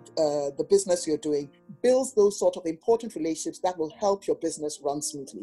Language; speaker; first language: English; non-native, local second language; Akan